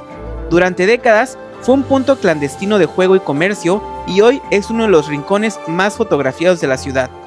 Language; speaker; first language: Spanish; native; Spanish